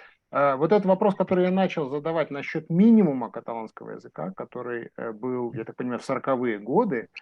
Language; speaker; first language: Russian; native; Russian